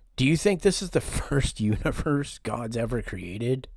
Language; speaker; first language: English; native; English